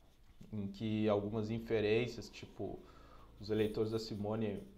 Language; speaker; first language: Portuguese; native; Portuguese